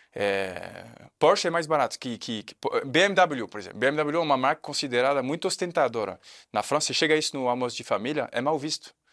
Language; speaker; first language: Portuguese; non-native, fluent; French